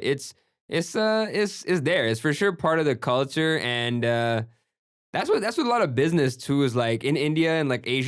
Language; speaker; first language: English; early bilingual, other home language; Gujarati